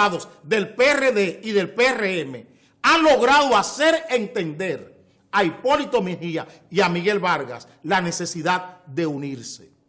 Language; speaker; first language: Spanish; native; Spanish